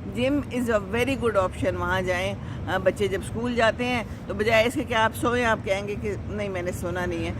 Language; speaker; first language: Urdu; non-native, local second language; Pashto